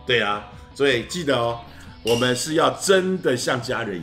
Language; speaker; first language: Chinese; native; Chinese